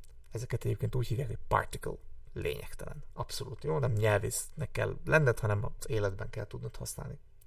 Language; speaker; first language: Hungarian; native; Hungarian